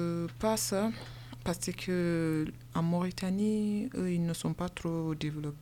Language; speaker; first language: French; non-native, local second language; Soninke